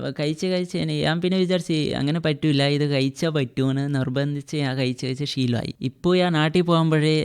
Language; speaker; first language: Malayalam; non-native, fluent; Assamese